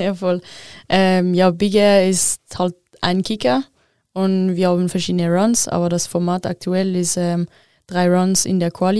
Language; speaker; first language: German; non-native, local second language; French